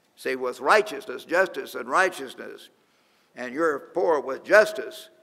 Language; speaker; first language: English; native; English